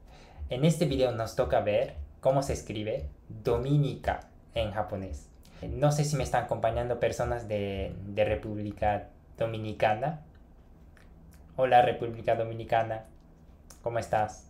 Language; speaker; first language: Spanish; non-native, fluent; Japanese